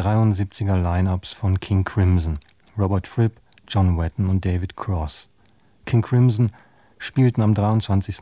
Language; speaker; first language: German; native; German